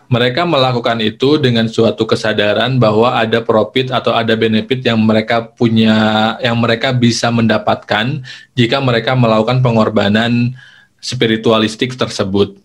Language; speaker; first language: Indonesian; native; Indonesian